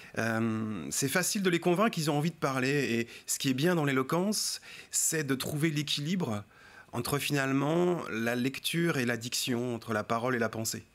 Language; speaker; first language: French; native; French